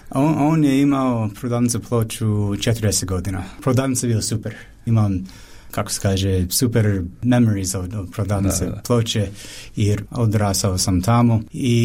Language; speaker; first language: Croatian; non-native, fluent; English